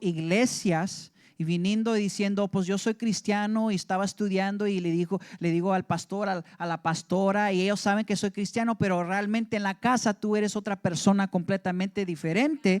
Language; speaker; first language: Spanish; early bilingual, heritage; English